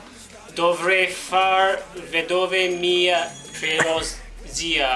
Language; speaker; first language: Italian; non-native, learner; English